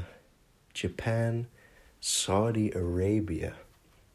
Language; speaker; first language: English; non-native, fluent; Dutch